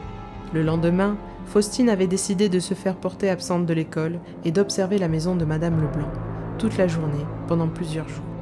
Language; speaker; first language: French; native; French